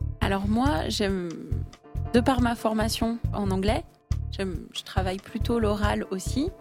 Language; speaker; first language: French; native; French